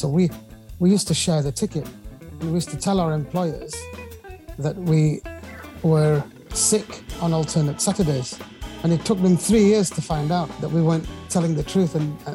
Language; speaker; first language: English; native; English